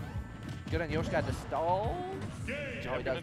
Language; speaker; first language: English; native; English